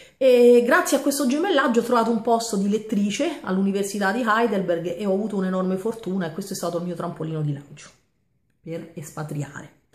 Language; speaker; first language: Italian; native; Italian